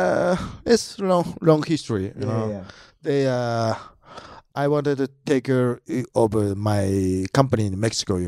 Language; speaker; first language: English; non-native, learner; Japanese